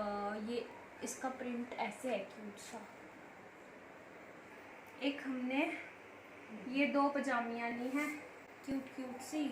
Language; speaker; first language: Hindi; native; Hindi